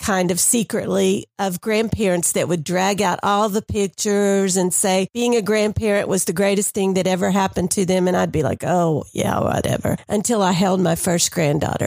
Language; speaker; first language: English; native; English